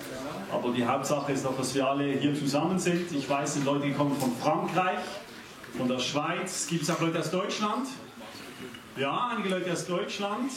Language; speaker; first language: German; native; German